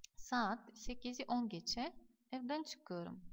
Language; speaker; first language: Turkish; non-native, fluent; Russian